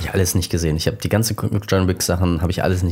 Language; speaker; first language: German; native; German